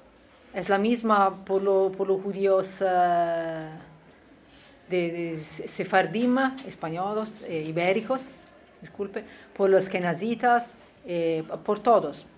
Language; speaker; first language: Spanish; non-native, learner; Italian